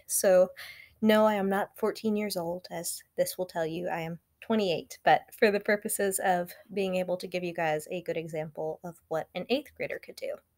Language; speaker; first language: English; native; English